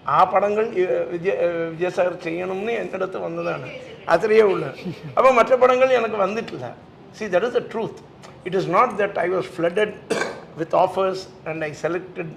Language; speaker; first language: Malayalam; non-native, fluent; Telugu